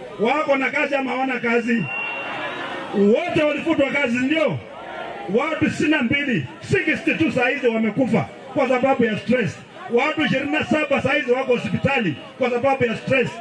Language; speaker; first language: Swahili; non-native, local second language; Luyia